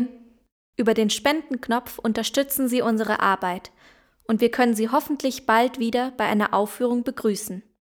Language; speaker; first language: German; native; German